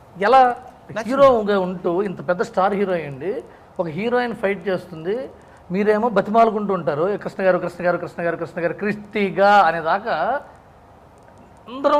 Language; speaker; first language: Telugu; native; Telugu